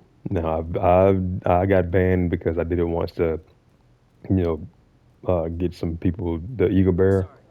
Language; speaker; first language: English; native; English